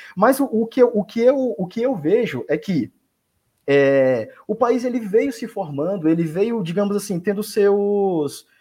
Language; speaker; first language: Portuguese; native; Portuguese